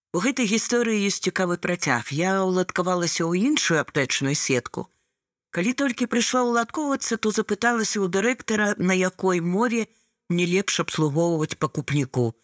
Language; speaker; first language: Belarusian; non-native, local second language; Russian